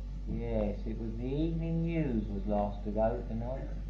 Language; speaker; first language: English; native; English